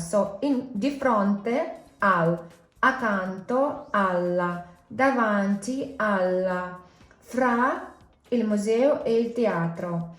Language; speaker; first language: Italian; non-native, fluent; English